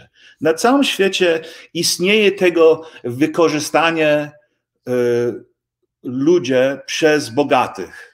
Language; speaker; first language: Polish; early bilingual, heritage; English